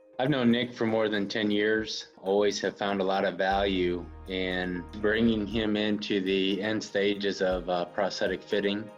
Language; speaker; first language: English; native; English